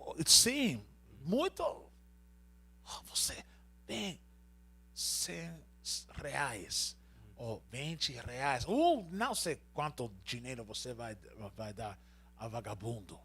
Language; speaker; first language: Portuguese; non-native, learner; Spanish